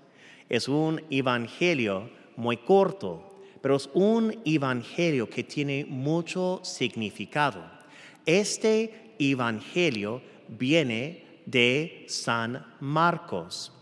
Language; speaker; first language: Spanish; non-native, fluent; English